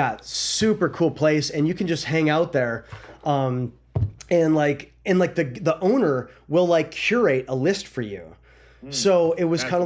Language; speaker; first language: English; native; English